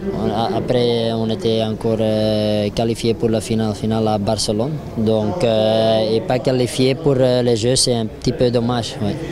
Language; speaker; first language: French; non-native, local second language; Dutch